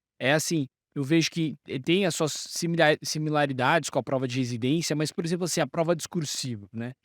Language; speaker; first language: Portuguese; native; Portuguese